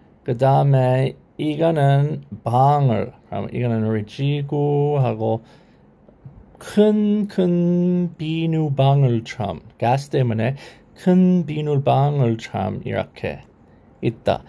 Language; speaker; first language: Korean; non-native, learner; English